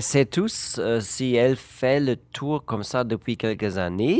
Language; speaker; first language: French; non-native, fluent; German